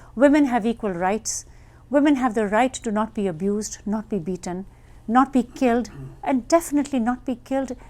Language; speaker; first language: English; non-native, local second language; Urdu